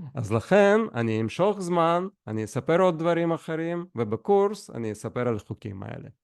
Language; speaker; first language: Hebrew; non-native, fluent; Russian